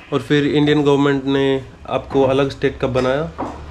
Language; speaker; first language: Hindi; native; Hindi